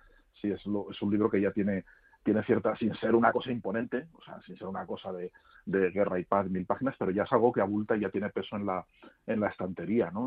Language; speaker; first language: Spanish; native; Spanish